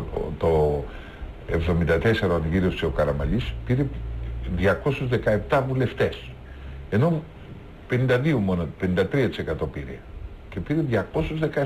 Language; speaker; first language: Greek; native; Greek